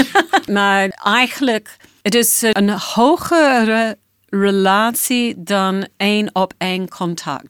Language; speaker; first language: Dutch; non-native, fluent; English